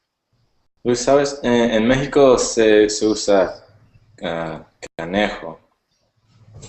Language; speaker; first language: Spanish; non-native, learner; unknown